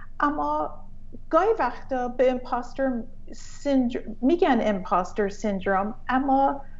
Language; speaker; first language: Persian; early bilingual, heritage; Persian